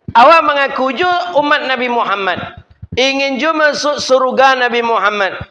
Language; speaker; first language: Malay; non-native, local second language; Minangkabau